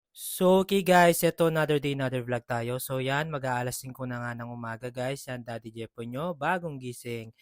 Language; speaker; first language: Filipino; native; Filipino